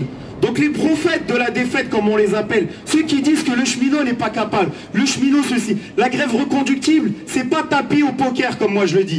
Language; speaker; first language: French; native; French